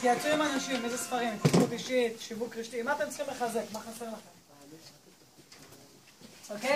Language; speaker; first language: Hebrew; native; Hebrew